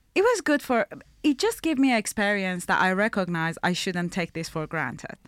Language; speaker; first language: English; non-native, fluent; Persian